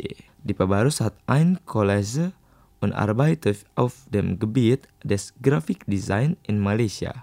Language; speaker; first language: German; non-native, fluent; Indonesian